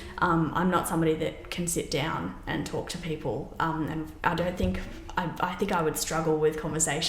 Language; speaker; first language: English; native; English